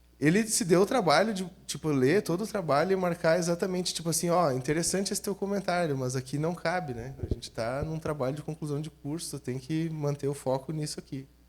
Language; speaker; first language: Portuguese; native; Portuguese